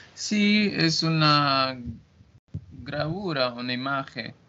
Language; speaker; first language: Spanish; non-native, learner; Portuguese